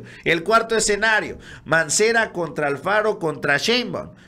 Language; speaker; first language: Spanish; native; Spanish